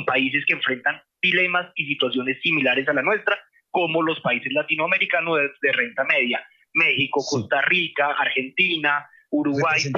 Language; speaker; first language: Spanish; native; Spanish